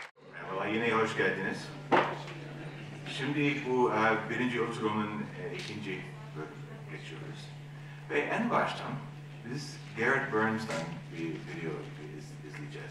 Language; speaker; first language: Turkish; non-native, learner; English